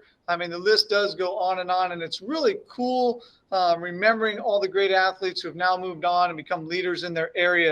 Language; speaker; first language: English; native; English